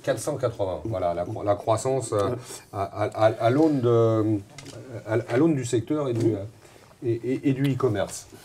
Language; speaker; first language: French; native; French